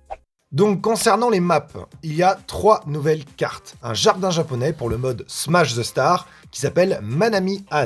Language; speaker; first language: French; native; French